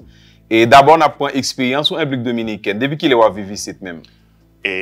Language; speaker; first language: French; non-native, local second language; Haitian Creole